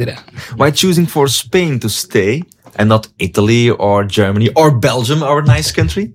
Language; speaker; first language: English; non-native, fluent; Dutch